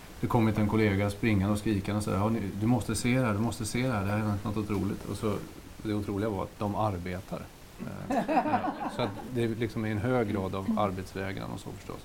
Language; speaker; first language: Swedish; native; Swedish